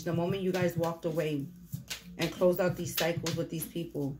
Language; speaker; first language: English; native; English